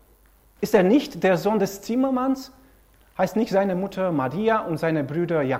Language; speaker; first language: German; non-native, fluent; Romanian